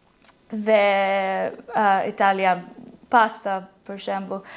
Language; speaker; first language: Albanian; non-native, learner; English